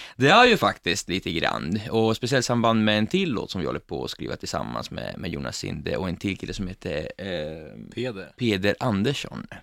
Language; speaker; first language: Swedish; non-native, fluent; Italian